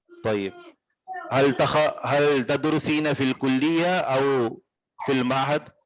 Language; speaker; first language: Arabic; non-native, fluent; Urdu